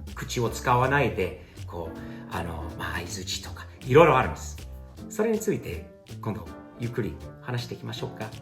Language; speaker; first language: Japanese; non-native, fluent; English